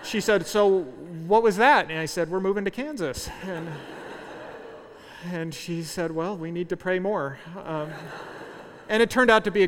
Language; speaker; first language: English; native; English